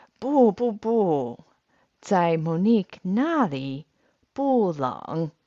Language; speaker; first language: Chinese; non-native, fluent; English